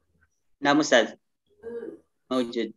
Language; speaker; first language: Arabic; non-native, learner; Indonesian